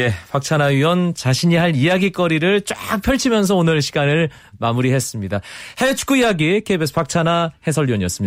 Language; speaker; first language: Korean; native; Korean